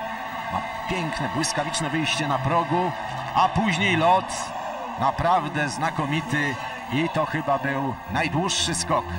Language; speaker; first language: Polish; native; Polish